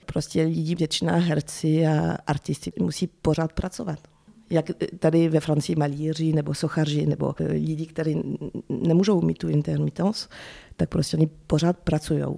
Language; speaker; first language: Czech; early bilingual, heritage; French